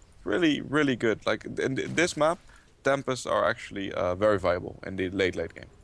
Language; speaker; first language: English; non-native, fluent; Dutch